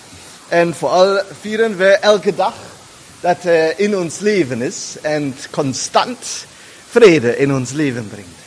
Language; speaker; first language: German; non-native, learner; Dutch